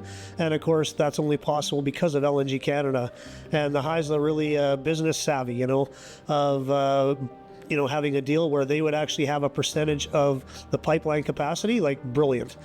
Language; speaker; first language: English; native; English